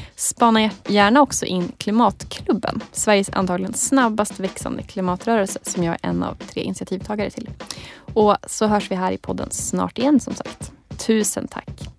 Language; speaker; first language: Swedish; native; Swedish